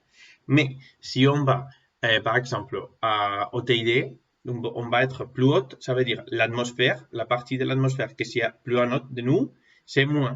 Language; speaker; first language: French; non-native, fluent; Spanish